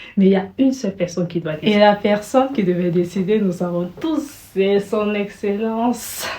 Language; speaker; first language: French; native; French